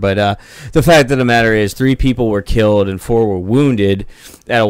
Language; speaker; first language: English; native; English